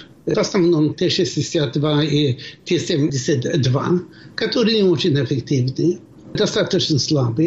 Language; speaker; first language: Russian; non-native, fluent; Swedish